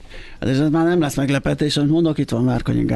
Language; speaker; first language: Hungarian; native; Hungarian